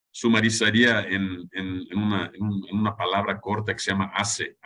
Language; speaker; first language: Spanish; non-native, fluent; German